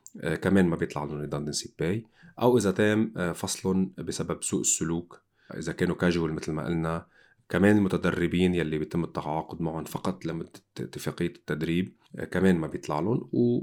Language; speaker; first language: Arabic; native; Arabic